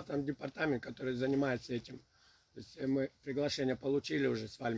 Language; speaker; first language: Russian; native; Russian